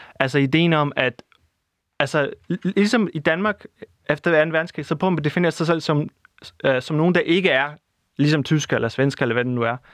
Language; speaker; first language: Danish; non-native, fluent; Russian